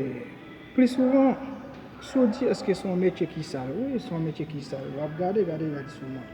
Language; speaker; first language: French; non-native, learner; Haitian Creole